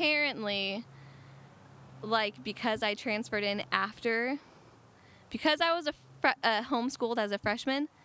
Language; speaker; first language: English; native; English